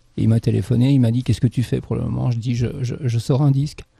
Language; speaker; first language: French; native; French